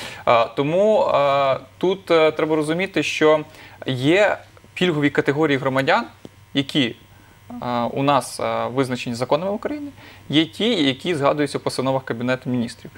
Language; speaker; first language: Ukrainian; native; Ukrainian